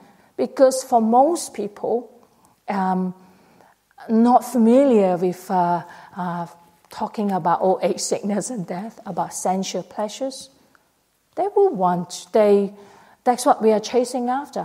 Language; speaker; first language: English; non-native, local second language; Cantonese